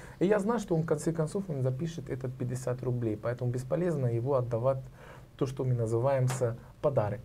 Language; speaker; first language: Russian; non-native, learner; Arabic